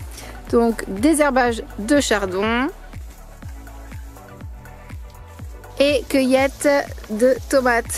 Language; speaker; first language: French; native; French